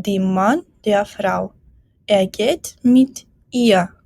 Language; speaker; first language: German; non-native, fluent; Ukrainian